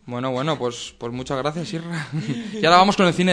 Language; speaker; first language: Spanish; native; Spanish